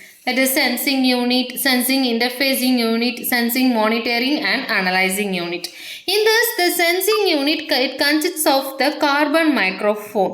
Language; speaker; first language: English; non-native, local second language; Tamil